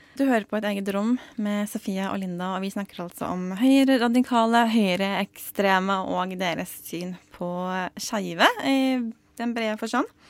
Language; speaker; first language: Norwegian; native; Norwegian